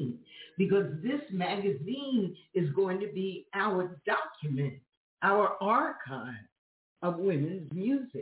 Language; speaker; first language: English; native; English